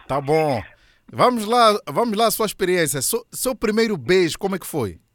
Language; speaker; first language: Portuguese; native; Portuguese